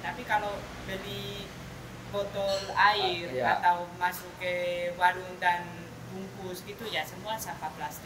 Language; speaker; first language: Indonesian; non-native, fluent; Spanish